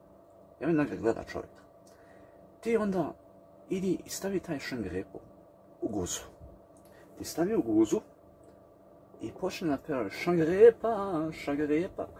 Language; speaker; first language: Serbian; early bilingual, heritage; English